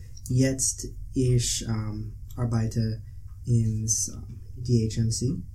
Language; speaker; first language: German; non-native, learner; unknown